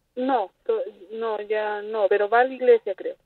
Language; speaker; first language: Spanish; native; Spanish